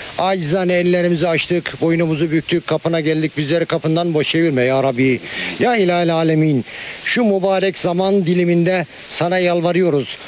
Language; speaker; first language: Turkish; native; Turkish